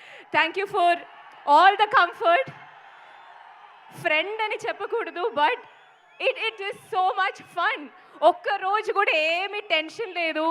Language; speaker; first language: Telugu; non-native, fluent; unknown